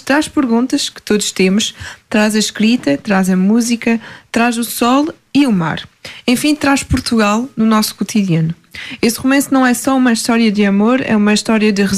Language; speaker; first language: Portuguese; early bilingual, heritage; Portuguese